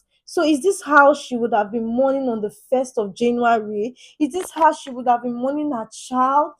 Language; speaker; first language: English; native; English